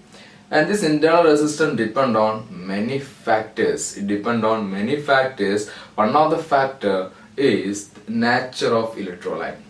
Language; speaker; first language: English; non-native, local second language; Malayalam